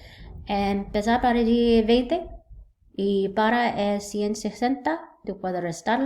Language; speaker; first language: Spanish; non-native, learner; English